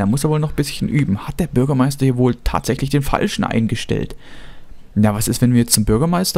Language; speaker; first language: German; native; German